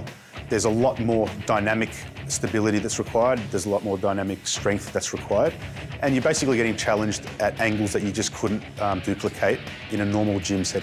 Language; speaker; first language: English; native; English